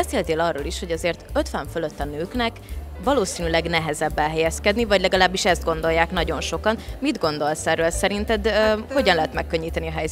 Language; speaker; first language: Hungarian; native; Hungarian